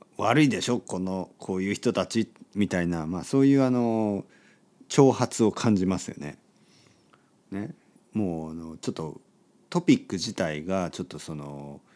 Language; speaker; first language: Japanese; native; Japanese